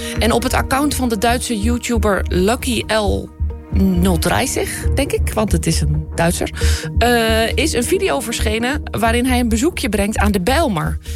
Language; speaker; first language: Dutch; native; Dutch